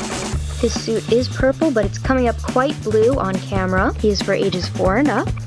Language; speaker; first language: English; native; English